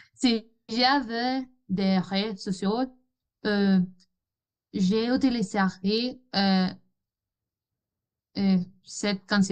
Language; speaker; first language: French; non-native, learner; Spanish